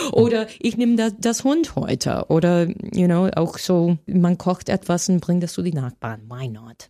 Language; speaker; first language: German; non-native, fluent; English